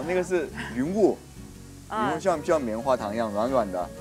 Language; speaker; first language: Chinese; native; Chinese